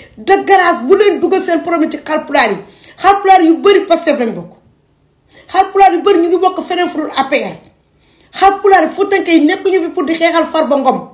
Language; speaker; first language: Wolof; non-native, local second language; Fula